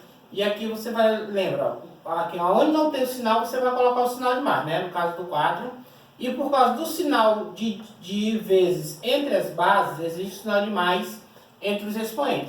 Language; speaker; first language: Portuguese; native; Portuguese